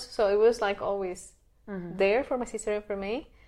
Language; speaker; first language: English; non-native, fluent; Spanish